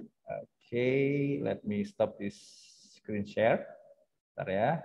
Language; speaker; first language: English; non-native, fluent; Indonesian